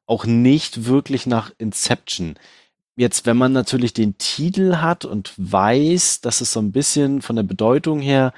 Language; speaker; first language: German; native; German